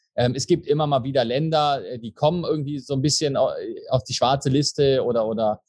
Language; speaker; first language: German; native; German